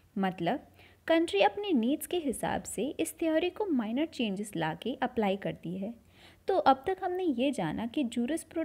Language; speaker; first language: Hindi; native; Hindi